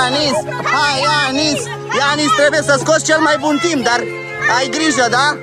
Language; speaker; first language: Romanian; native; Romanian